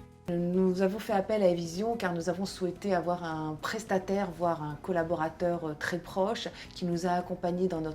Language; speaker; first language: French; native; French